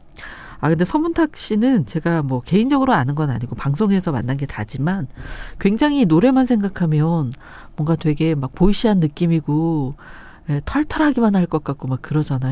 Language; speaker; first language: Korean; native; Korean